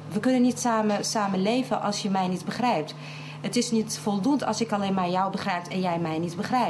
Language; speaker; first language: Dutch; early bilingual, other home language; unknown